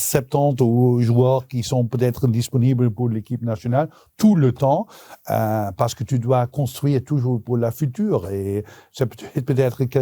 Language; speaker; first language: French; non-native, local second language; Dutch